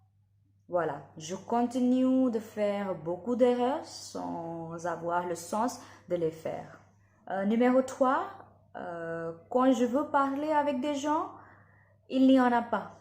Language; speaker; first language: French; non-native, learner; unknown